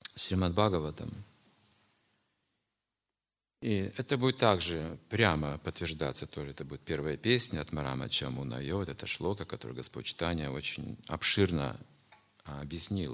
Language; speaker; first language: Russian; native; Russian